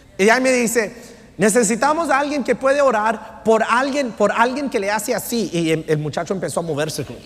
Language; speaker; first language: Spanish; non-native, fluent; English